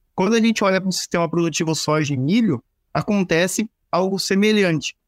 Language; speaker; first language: Portuguese; native; Portuguese